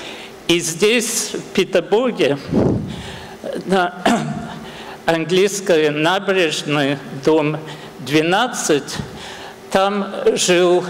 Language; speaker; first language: Russian; non-native, fluent; English